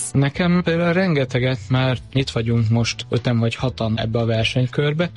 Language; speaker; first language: Hungarian; native; Hungarian